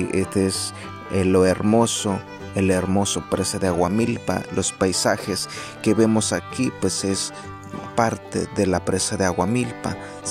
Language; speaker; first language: Spanish; native; Spanish